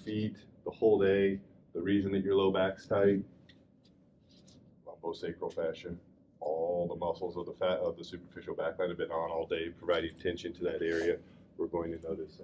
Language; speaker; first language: English; native; English